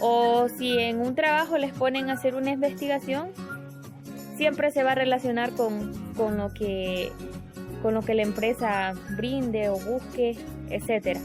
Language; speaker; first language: Spanish; native; Spanish